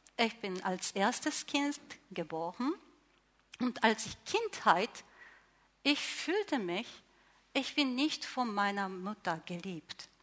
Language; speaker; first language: German; non-native, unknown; Japanese